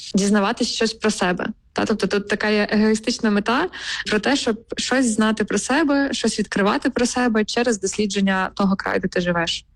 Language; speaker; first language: Ukrainian; native; Ukrainian